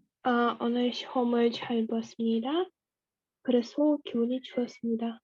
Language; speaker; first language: Korean; non-native, learner; Russian